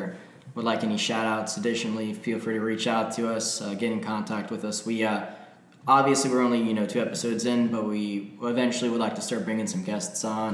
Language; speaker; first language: English; native; English